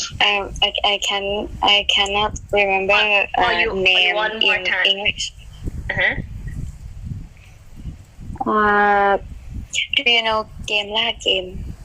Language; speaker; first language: English; non-native, learner; Thai